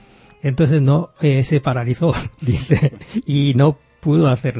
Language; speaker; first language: Spanish; non-native, fluent; Japanese